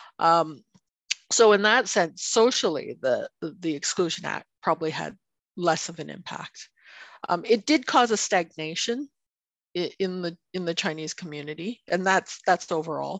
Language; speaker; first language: English; non-native, fluent; Chinese